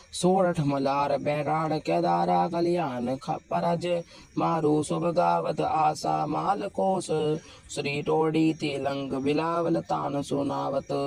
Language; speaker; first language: Hindi; non-native, local second language; Punjabi